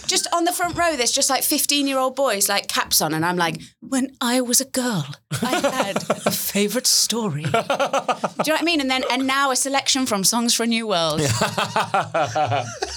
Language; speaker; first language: English; native; English